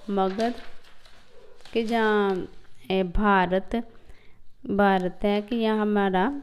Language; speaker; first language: Hindi; non-native, local second language; Punjabi